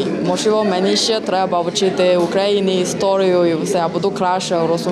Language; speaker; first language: Ukrainian; non-native, learner; Chinese